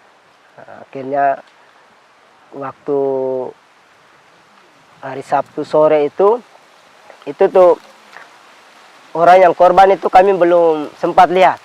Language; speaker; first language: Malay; non-native, local second language; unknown